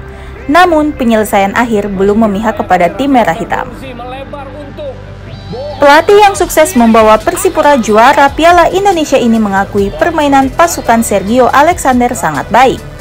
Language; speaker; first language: Indonesian; native; Indonesian